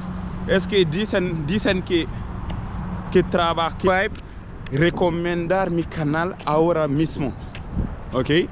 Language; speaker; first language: Spanish; non-native, learner; French